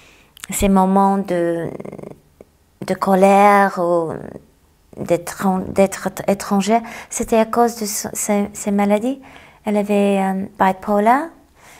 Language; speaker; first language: French; non-native, fluent; English